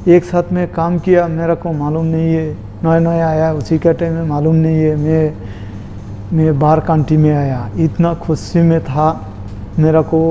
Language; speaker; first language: Hindi; non-native, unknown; Bangla